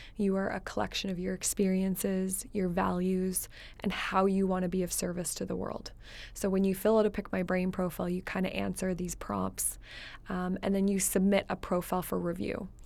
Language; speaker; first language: English; native; English